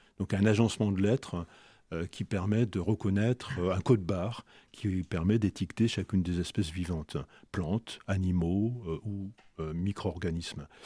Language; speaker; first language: French; native; French